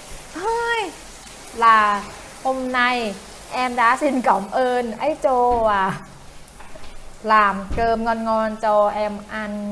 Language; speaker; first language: Vietnamese; non-native, learner; Thai